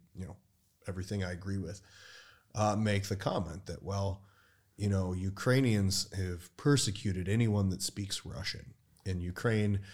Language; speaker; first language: English; native; English